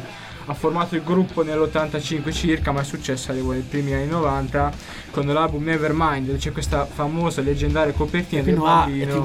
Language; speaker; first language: Italian; native; Italian